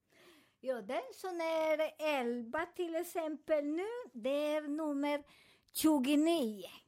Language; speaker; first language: Swedish; non-native, fluent; Spanish